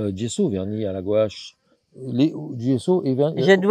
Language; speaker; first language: French; native; French